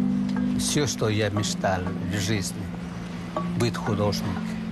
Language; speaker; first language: Russian; non-native, fluent; Chinese